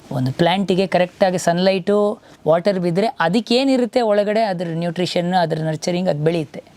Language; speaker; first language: Kannada; native; Kannada